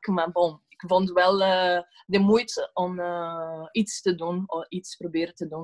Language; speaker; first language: Dutch; non-native, fluent; Portuguese